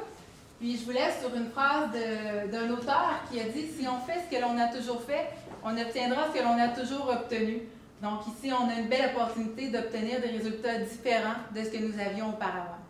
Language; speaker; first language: French; native; French